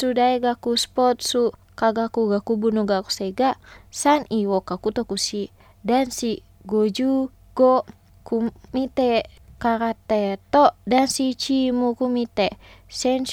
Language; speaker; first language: Japanese; non-native, fluent; Indonesian